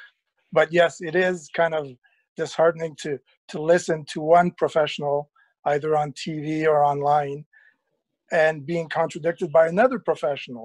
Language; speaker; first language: English; native; English